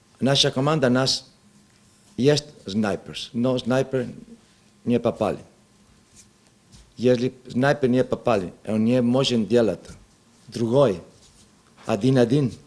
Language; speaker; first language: Russian; non-native, learner; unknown